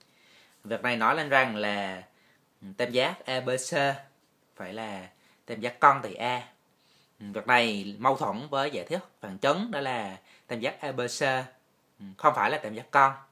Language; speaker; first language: Vietnamese; native; Vietnamese